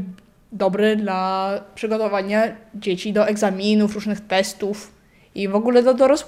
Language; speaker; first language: Polish; non-native, local second language; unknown